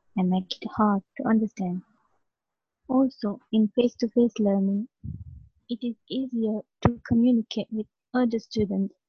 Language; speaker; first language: English; non-native, local second language; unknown